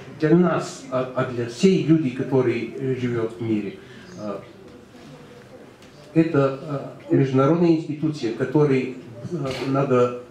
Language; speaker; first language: Russian; non-native, learner; Bulgarian